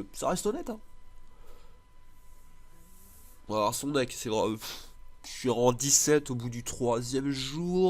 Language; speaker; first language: French; native; French